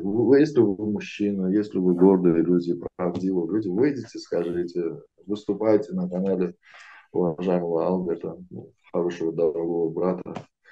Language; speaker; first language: Russian; non-native, local second language; Azerbaijani